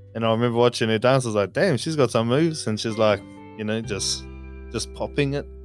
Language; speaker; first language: English; native; English